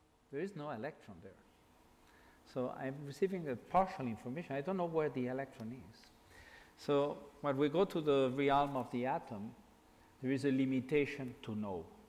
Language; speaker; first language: English; non-native, fluent; Catalan